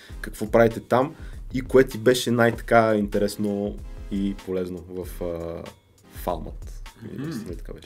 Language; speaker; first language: Bulgarian; native; Bulgarian